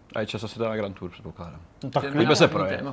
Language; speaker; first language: Czech; native; Czech